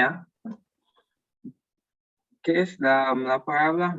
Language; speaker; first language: Spanish; non-native, learner; English